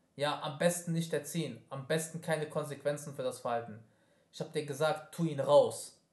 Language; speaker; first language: German; early bilingual, other home language; Arabic